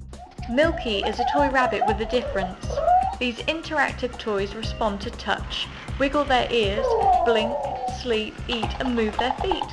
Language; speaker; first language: English; native; English